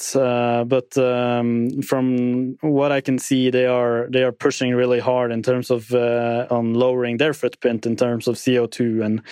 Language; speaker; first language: English; non-native, fluent; Norwegian